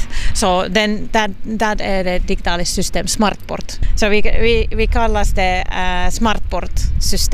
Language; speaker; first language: Swedish; non-native, local second language; Finnish